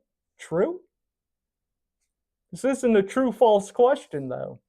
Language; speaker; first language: English; native; English